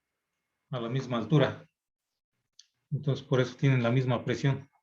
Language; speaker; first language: Spanish; native; Spanish